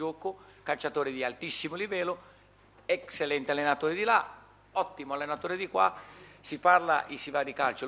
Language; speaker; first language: Italian; non-native, fluent; Portuguese